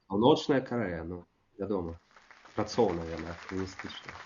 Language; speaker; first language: Belarusian; non-native, local second language; Russian